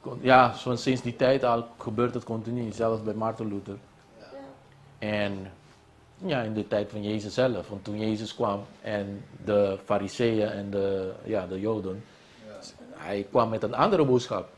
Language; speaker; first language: Dutch; non-native, local second language; Papiamento